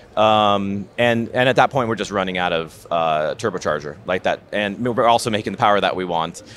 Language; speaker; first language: English; native; English